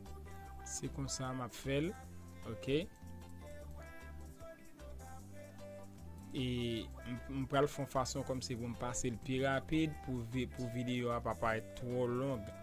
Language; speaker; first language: French; non-native, learner; Haitian Creole